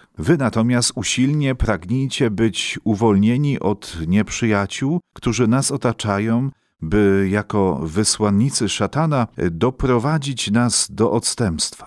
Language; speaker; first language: Polish; native; Polish